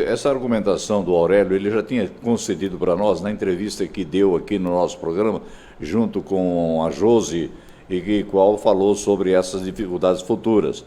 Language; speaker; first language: Portuguese; native; Portuguese